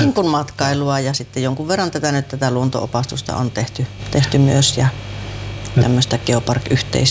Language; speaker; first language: Finnish; native; Finnish